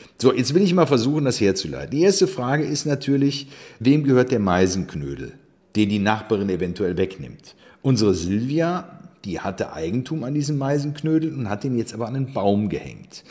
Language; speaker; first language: German; native; German